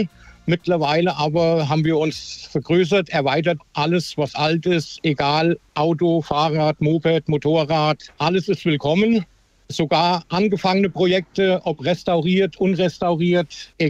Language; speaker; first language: German; native; German